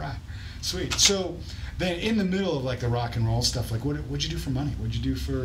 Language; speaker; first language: English; native; English